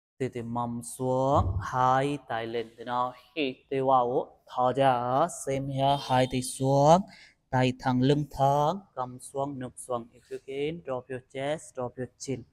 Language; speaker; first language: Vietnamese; non-native, learner; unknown